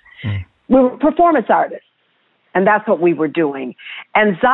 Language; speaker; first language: English; native; English